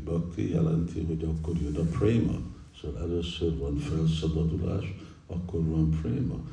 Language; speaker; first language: Hungarian; early bilingual, heritage; English